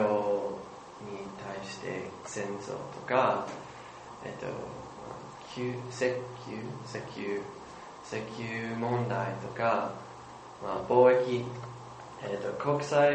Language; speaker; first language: Japanese; non-native, learner; English